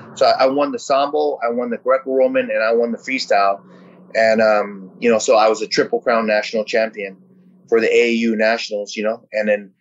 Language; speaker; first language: English; early bilingual, other home language; Vietnamese